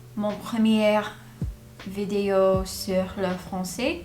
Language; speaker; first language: French; non-native, learner; English